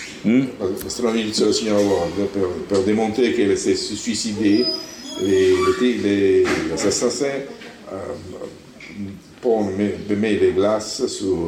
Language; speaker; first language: French; non-native, learner; Italian